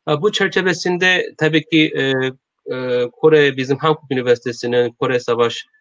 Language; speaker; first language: Turkish; non-native, learner; Korean